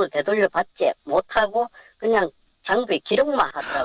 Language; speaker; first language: Korean; native; Korean